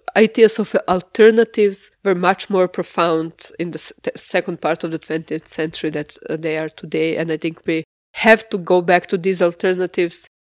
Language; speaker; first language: English; non-native, fluent; Serbian